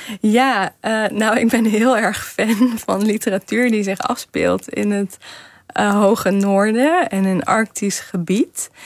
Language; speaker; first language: Dutch; early bilingual, other home language; Kazakh